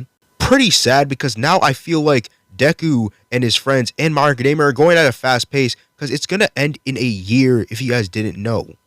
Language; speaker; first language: English; native; English